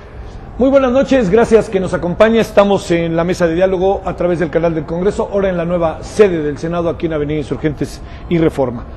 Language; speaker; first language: Spanish; native; Spanish